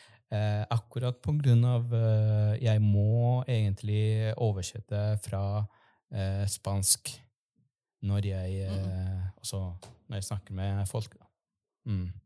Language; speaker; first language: Norwegian; non-native, fluent; Spanish